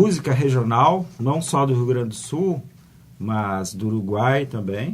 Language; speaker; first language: Portuguese; native; Portuguese